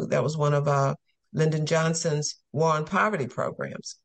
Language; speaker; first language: English; native; English